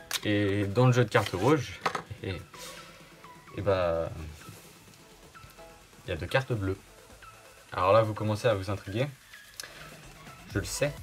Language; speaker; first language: French; native; French